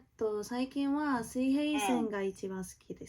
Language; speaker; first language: Japanese; non-native, learner; Korean